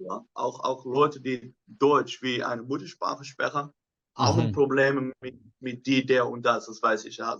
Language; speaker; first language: German; non-native, fluent; Dutch